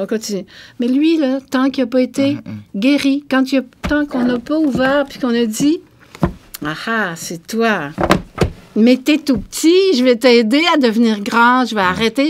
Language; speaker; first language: French; native; French